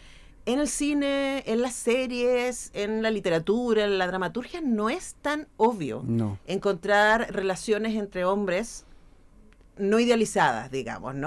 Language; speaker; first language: Spanish; native; Spanish